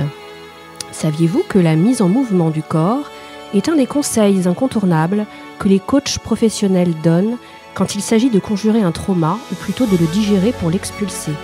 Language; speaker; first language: French; native; French